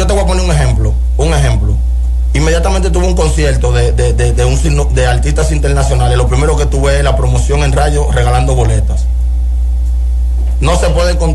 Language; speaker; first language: Spanish; native; Spanish